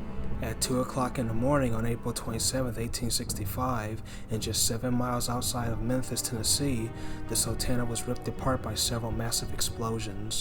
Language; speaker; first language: English; native; English